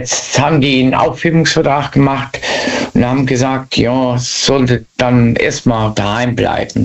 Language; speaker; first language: German; native; German